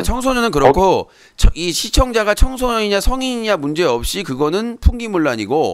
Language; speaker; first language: Korean; native; Korean